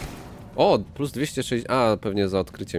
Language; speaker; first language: Polish; native; Polish